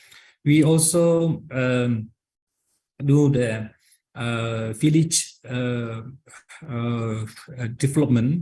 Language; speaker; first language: English; non-native, learner; Indonesian